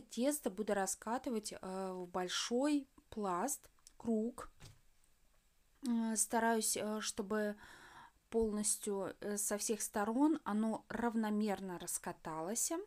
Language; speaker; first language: Russian; native; Russian